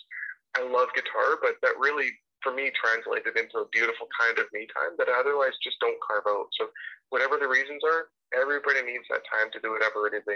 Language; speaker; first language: English; native; English